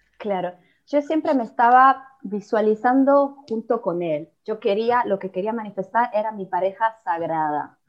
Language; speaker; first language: Spanish; non-native, fluent; Italian